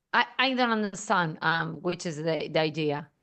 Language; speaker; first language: English; non-native, learner; Spanish